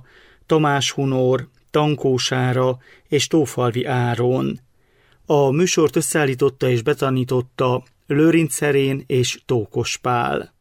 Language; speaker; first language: Hungarian; native; Hungarian